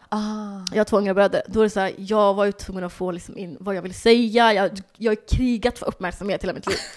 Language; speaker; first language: Swedish; early bilingual, other home language; Somali